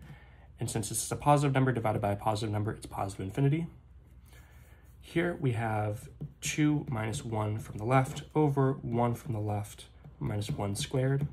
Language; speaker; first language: English; native; English